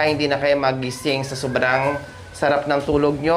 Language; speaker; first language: Filipino; native; Filipino